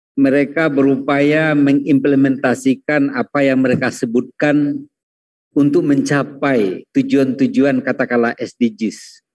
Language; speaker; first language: Indonesian; non-native, local second language; Minangkabau